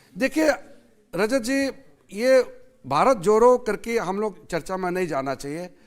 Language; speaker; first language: Hindi; non-native, local second language; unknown